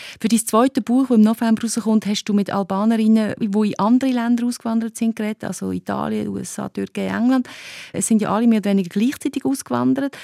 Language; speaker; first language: German; native; German